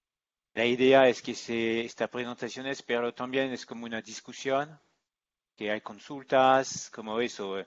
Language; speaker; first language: Spanish; non-native, learner; English